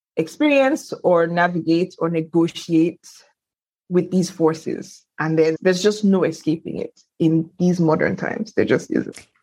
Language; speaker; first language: English; non-native, local second language; Yoruba